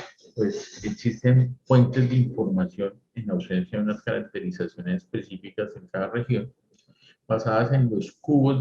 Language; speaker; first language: Spanish; native; Spanish